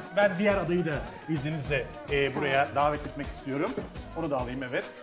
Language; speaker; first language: Turkish; native; Turkish